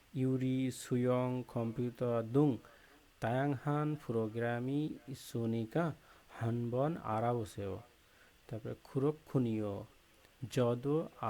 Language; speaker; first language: Korean; non-native, fluent; Bangla